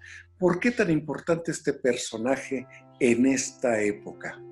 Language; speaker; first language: Spanish; native; Spanish